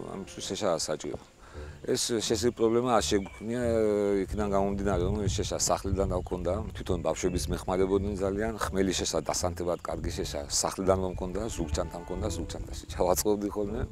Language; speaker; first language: Georgian; native; Georgian